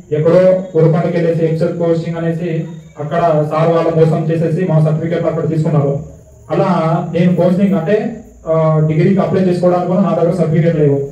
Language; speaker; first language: Telugu; non-native, local second language; Urdu